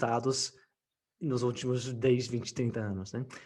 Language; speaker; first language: Portuguese; non-native, fluent; English